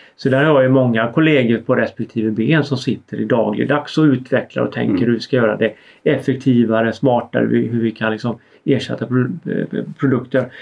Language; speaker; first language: Swedish; native; Swedish